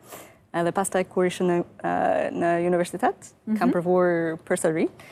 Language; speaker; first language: Albanian; non-native, learner; English